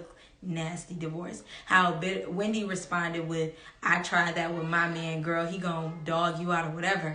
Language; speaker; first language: English; native; English